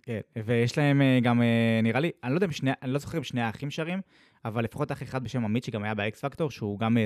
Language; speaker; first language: Hebrew; native; Hebrew